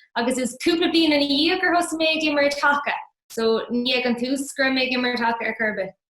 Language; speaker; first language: Irish; non-native, local second language; English